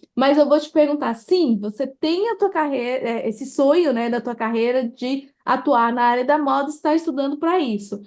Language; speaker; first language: Portuguese; native; Portuguese